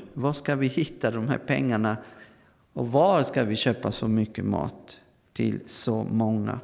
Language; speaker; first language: Swedish; non-native, fluent; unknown